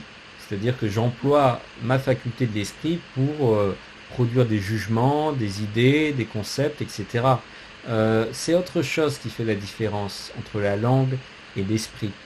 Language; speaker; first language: French; native; French